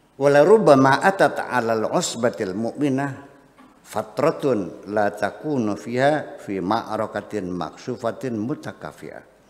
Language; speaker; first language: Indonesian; non-native, local second language; Javanese